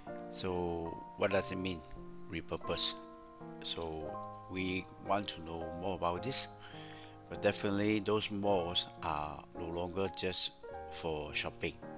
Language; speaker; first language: English; non-native, local second language; Chinese